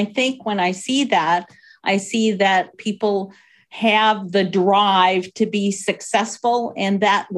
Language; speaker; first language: English; native; English